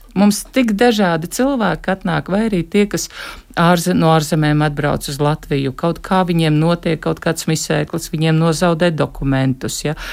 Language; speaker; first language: Latvian; native; Latvian